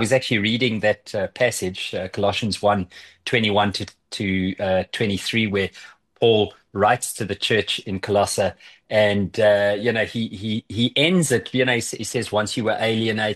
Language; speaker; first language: English; native; English